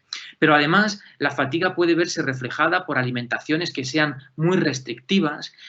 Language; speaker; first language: Spanish; native; Spanish